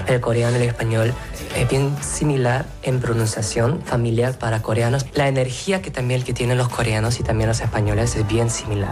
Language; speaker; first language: Spanish; non-native, fluent; Korean